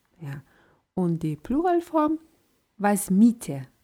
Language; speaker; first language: German; non-native, fluent; Russian